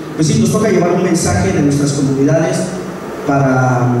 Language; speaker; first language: Spanish; non-native, local second language; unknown